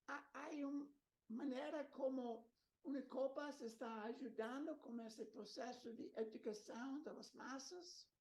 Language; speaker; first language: Portuguese; non-native, learner; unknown